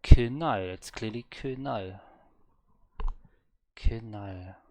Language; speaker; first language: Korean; non-native, learner; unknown